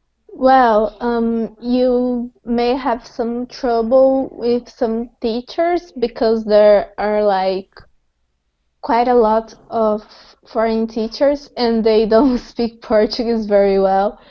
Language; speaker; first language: English; non-native, fluent; Portuguese